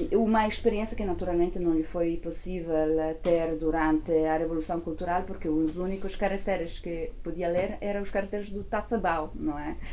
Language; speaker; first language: Portuguese; non-native, fluent; Italian